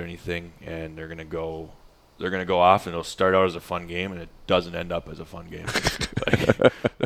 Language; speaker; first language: English; native; English